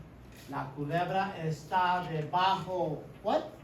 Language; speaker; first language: Spanish; non-native, fluent; English